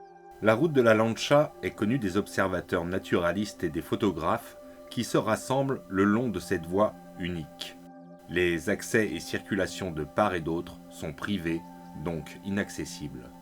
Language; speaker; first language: French; native; French